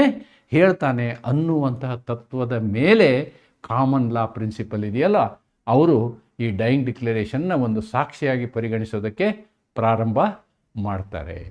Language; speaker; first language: Kannada; native; Kannada